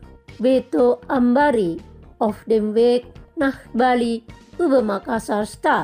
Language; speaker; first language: German; non-native, fluent; Indonesian